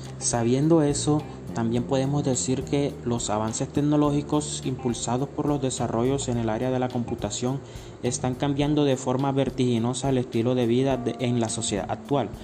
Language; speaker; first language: Spanish; native; Spanish